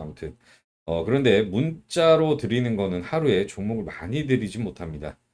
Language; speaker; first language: Korean; native; Korean